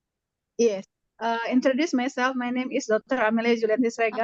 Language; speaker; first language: English; non-native, learner; Indonesian